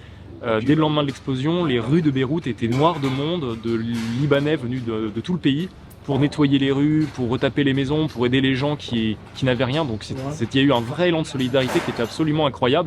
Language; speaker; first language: French; native; French